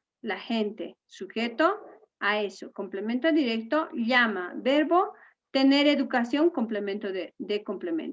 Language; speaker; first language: Spanish; native; Spanish